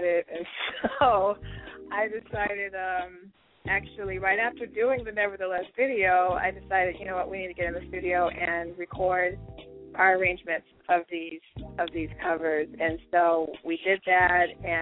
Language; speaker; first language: English; native; English